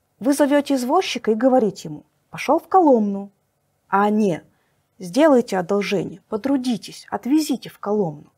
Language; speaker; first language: Russian; native; Russian